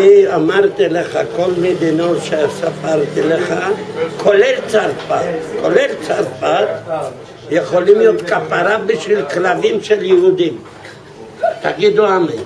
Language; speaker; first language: Hebrew; non-native, fluent; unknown